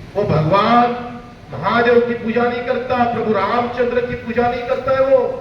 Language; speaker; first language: Hindi; non-native, local second language; Marathi